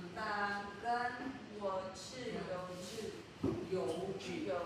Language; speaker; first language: Chinese; non-native, learner; Filipino